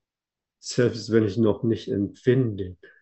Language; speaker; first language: German; non-native, fluent; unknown